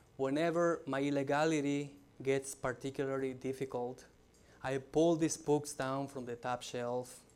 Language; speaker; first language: English; non-native, fluent; Spanish